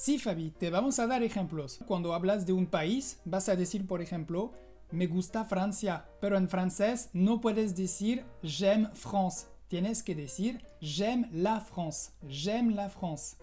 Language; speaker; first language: Spanish; non-native, fluent; French